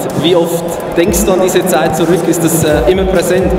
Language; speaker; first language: German; native; German